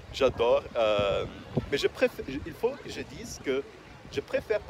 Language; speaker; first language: French; non-native, fluent; Portuguese